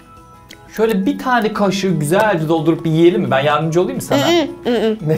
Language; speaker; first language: Turkish; native; Turkish